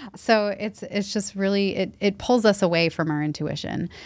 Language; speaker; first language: English; native; English